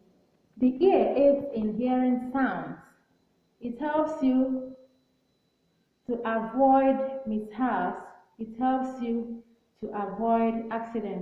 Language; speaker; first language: English; non-native, local second language; Igbo